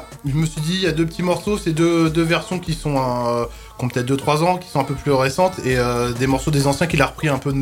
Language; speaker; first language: French; native; French